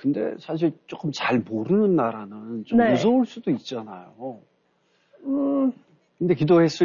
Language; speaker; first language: Korean; native; Korean